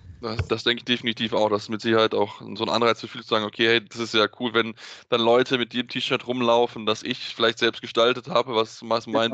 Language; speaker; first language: German; native; German